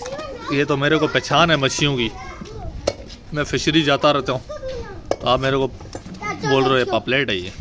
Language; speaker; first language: Urdu; native; Urdu